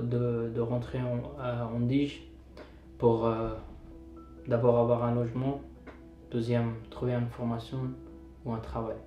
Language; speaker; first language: French; non-native, fluent; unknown